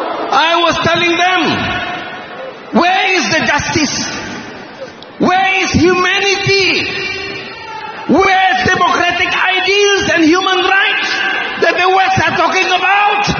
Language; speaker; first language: English; non-native, local second language; Malay